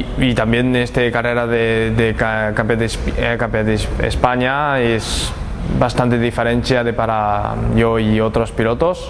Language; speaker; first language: Spanish; non-native, learner; Japanese